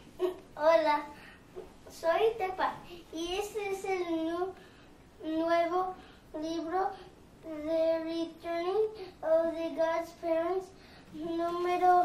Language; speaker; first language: Spanish; non-native, learner; English